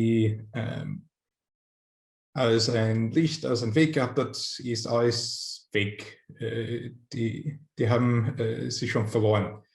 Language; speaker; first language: German; non-native, fluent; English